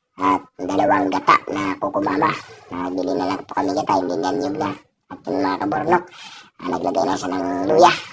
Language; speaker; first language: Filipino; non-native, local second language; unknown